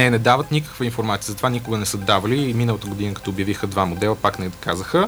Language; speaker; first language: Bulgarian; native; Bulgarian